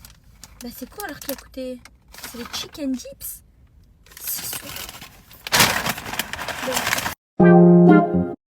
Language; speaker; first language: French; native; French